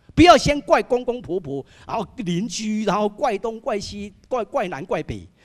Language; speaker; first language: Chinese; native; Chinese